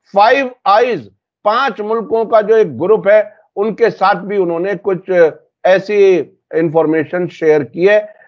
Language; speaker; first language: Hindi; native; Hindi